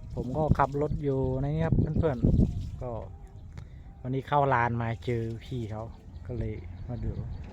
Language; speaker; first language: Thai; native; Thai